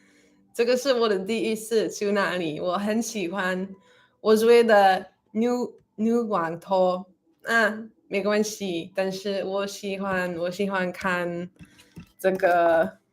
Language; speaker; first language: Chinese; non-native, learner; English